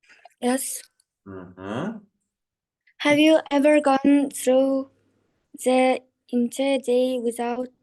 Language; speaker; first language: English; non-native, learner; Kazakh